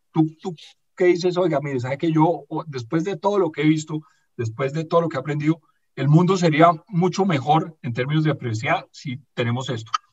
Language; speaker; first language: Spanish; native; Spanish